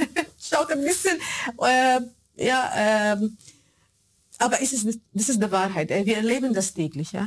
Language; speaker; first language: German; non-native, fluent; Arabic